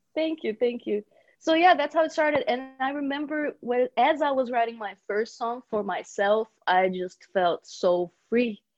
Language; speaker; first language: English; early bilingual, other home language; Bulgarian